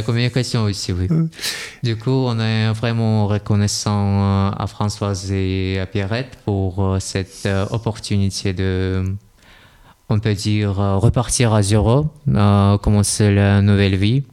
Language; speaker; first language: French; non-native, fluent; Russian